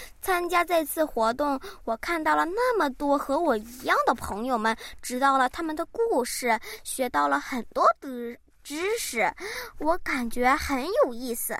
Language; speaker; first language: Chinese; early bilingual, heritage; Chinese